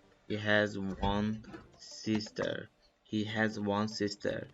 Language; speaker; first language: English; non-native, learner; Turkish